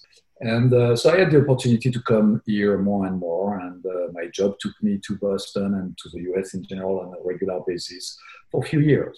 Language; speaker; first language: English; non-native, fluent; French